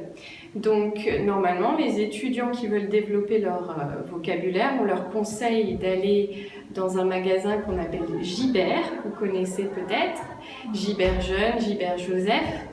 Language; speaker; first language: French; native; French